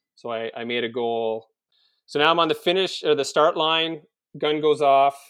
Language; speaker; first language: English; native; English